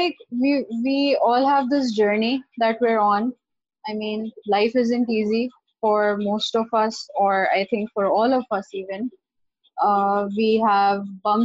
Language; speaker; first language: English; non-native, local second language; Urdu